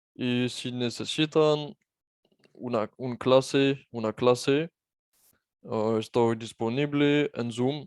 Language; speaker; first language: Spanish; non-native, fluent; French